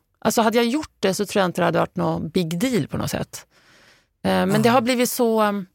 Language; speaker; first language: Swedish; early bilingual, other home language; Arabic